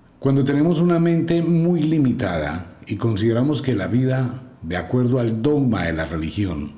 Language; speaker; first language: Spanish; native; Spanish